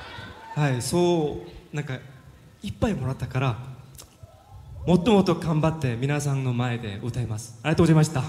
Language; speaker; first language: Japanese; non-native, learner; Korean